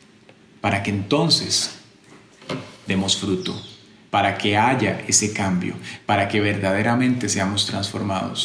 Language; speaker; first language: Spanish; native; Spanish